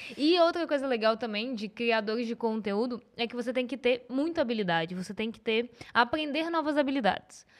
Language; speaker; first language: Portuguese; native; Portuguese